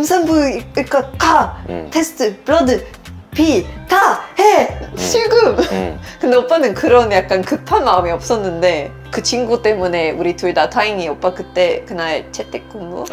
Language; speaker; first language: Korean; non-native, fluent; Swedish